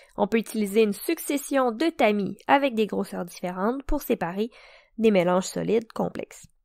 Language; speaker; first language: French; native; French